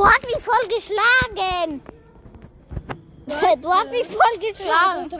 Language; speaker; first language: German; early bilingual, other home language; Croatian